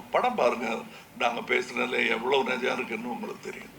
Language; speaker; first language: Tamil; native; Tamil